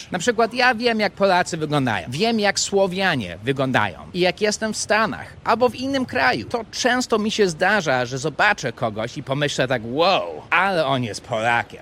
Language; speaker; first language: Polish; non-native, fluent; English